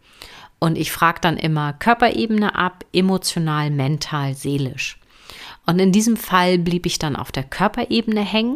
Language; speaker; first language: German; native; German